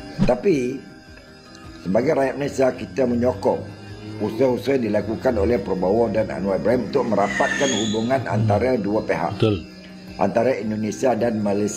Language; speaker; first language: Malay; native; Malay